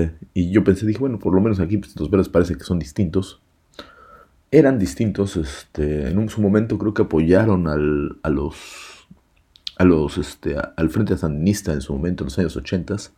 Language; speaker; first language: Spanish; native; Spanish